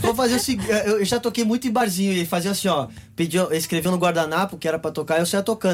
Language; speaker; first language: Portuguese; native; Portuguese